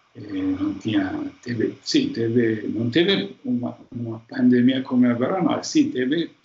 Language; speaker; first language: Portuguese; non-native, fluent; Italian